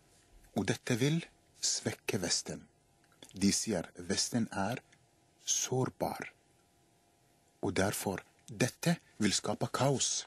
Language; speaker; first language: Norwegian; non-native, fluent; Arabic